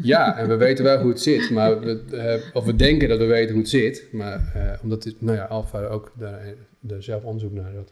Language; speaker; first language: Dutch; native; Dutch